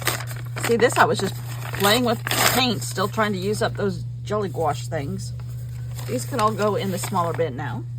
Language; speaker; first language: English; native; English